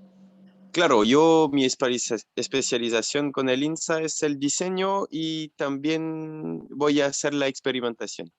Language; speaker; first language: Spanish; non-native, fluent; French